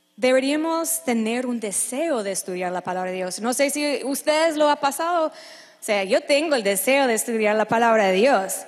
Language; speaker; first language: Spanish; non-native, fluent; English